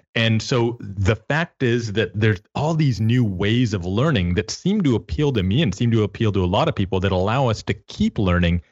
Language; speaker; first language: English; native; English